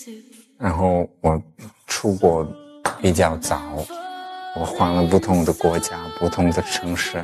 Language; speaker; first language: Chinese; non-native, fluent; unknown